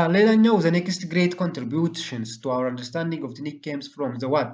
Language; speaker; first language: English; non-native, local second language; Amharic